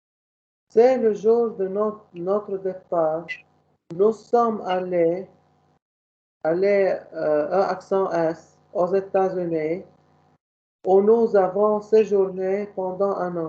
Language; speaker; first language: French; non-native, learner; Arabic